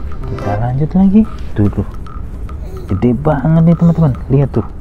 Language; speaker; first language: Indonesian; native; Indonesian